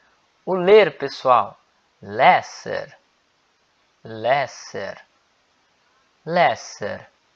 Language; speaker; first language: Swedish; non-native, learner; Portuguese